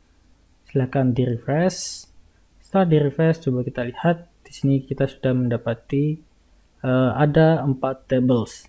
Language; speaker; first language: Indonesian; native; Indonesian